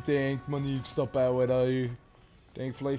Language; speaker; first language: German; native; German